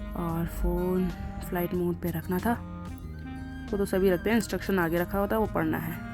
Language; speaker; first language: Hindi; native; Hindi